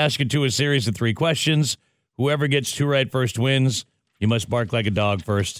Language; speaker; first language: English; native; English